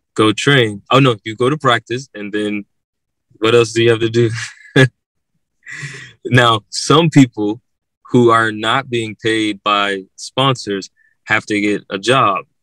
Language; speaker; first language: English; native; English